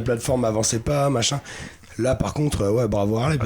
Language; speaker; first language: French; native; French